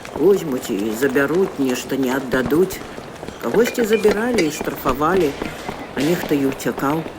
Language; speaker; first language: Belarusian; native; Belarusian